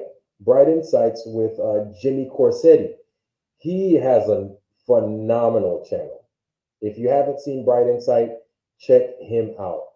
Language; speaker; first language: English; native; English